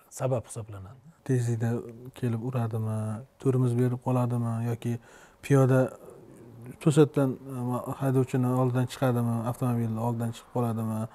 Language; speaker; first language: Uzbek; native; Uzbek